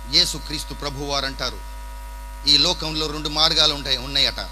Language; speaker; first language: Telugu; non-native, local second language; English